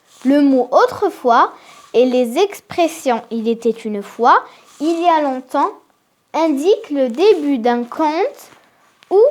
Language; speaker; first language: French; non-native, local second language; Arabic